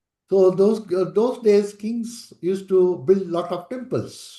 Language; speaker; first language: English; non-native, local second language; Tamil